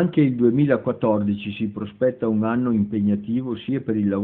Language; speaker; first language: Italian; native; Italian